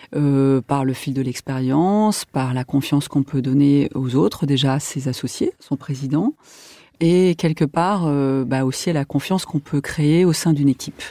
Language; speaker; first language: French; native; French